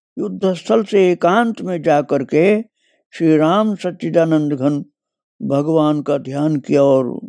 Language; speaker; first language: Hindi; native; Hindi